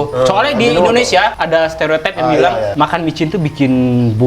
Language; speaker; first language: Indonesian; native; Indonesian